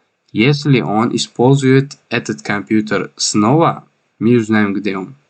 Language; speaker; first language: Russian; non-native, fluent; Tajik